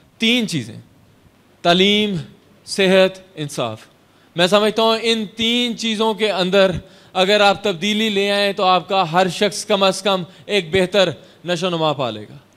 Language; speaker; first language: Urdu; non-native, local second language; Punjabi